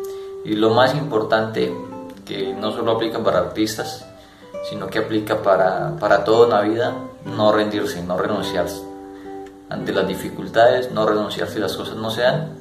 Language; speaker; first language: Spanish; native; Spanish